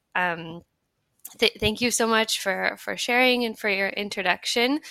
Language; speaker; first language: English; native; English